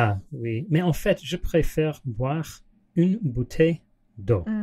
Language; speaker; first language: French; non-native, learner; English